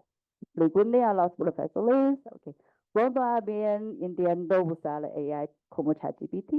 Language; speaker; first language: Spanish; non-native, learner; Chinese